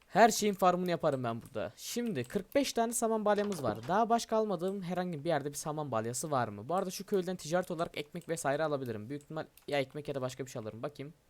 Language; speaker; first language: Turkish; native; Turkish